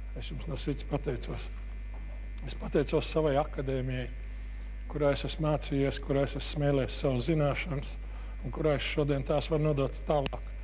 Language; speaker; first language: Latvian; native; Latvian